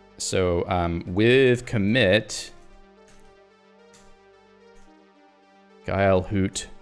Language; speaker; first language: English; native; English